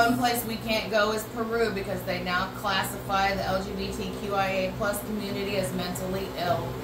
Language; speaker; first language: English; native; English